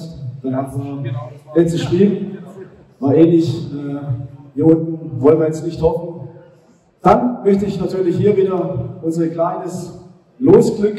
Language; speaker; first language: German; native; German